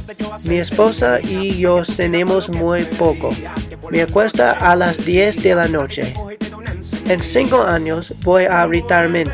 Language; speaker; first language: Spanish; non-native, learner; English